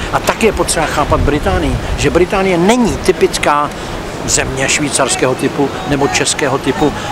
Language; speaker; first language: Czech; native; Czech